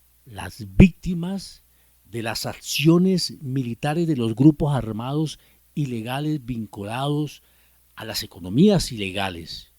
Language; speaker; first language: Spanish; native; Spanish